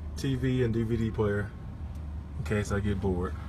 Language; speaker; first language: English; native; English